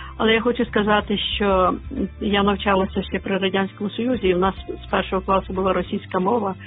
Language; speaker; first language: Ukrainian; native; Ukrainian